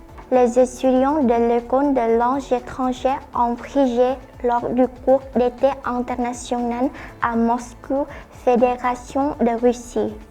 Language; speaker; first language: French; non-native, fluent; Vietnamese